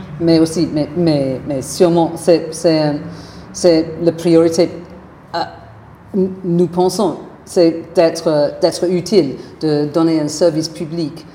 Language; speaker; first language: French; non-native, fluent; English